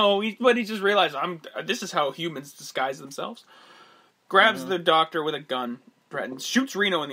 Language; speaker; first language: English; native; English